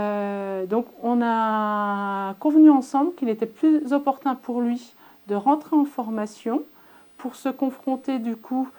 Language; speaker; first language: French; native; French